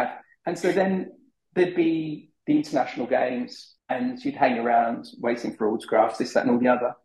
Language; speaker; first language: English; native; English